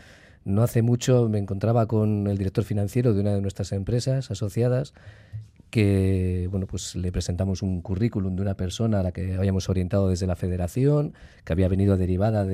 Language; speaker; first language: Spanish; native; Spanish